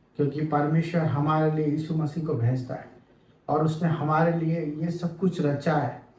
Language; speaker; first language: Hindi; native; Hindi